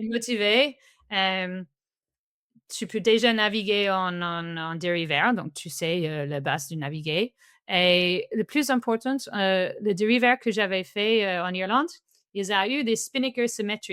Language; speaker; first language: French; non-native, fluent; English